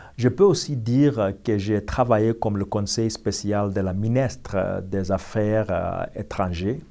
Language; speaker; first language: French; non-native, learner; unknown